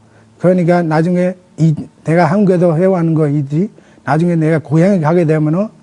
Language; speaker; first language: Korean; non-native, fluent; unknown